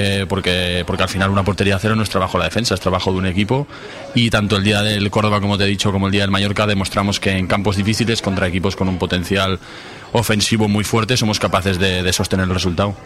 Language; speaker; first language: Spanish; native; Spanish